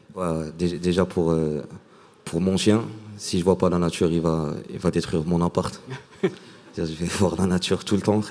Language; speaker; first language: French; non-native, local second language; Arabic